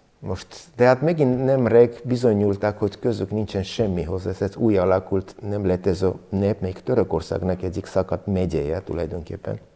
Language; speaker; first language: Hungarian; non-native, learner; Armenian